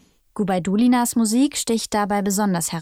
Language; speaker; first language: German; native; German